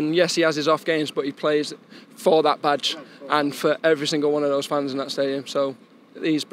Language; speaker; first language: English; native; English